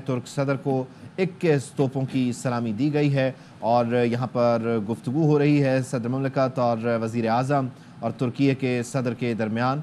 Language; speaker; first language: Urdu; native; Urdu